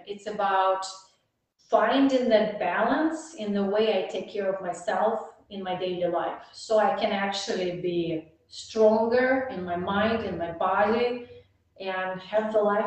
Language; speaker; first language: English; non-native, fluent; Russian